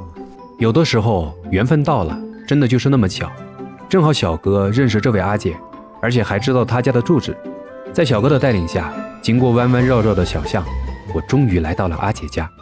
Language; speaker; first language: Chinese; native; Chinese